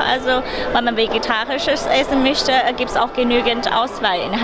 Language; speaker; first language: German; non-native, fluent; Chinese